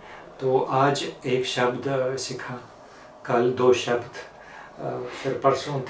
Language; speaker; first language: Hindi; non-native, fluent; Russian